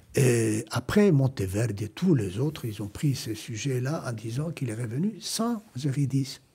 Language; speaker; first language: French; non-native, fluent; Greek